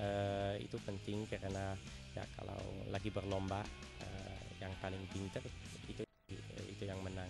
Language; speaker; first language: Indonesian; non-native, fluent; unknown